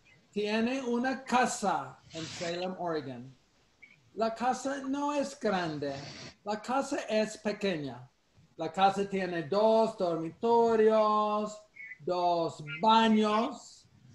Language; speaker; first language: Spanish; non-native, fluent; English